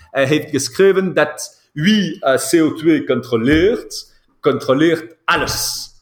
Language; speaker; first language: Dutch; non-native, local second language; French